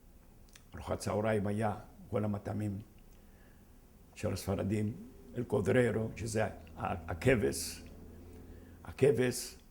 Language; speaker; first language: Hebrew; non-native, fluent; Ladino